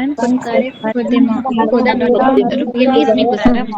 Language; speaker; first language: Persian; non-native, learner; Urdu